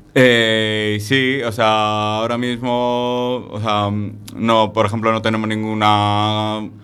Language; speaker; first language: Spanish; native; Spanish